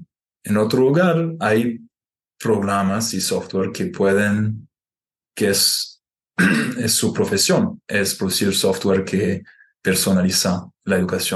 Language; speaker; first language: Spanish; non-native, fluent; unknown